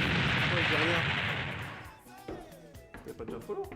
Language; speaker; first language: French; native; French